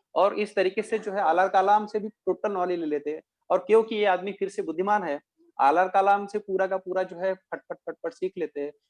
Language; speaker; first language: Hindi; non-native, local second language; Marathi